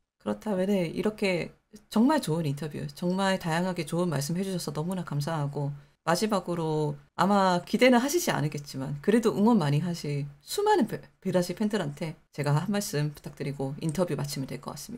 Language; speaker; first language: Korean; native; Korean